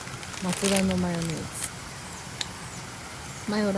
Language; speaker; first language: Japanese; native; Japanese